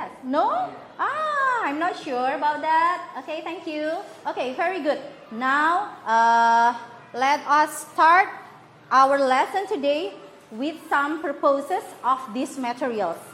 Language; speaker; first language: English; non-native, fluent; Indonesian